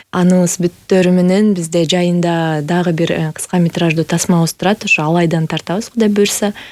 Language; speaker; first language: Kyrgyz; native; Kyrgyz